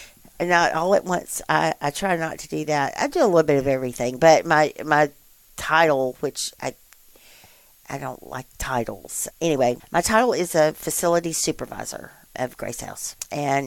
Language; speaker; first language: English; native; English